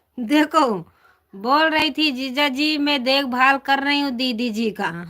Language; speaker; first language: Hindi; native; Hindi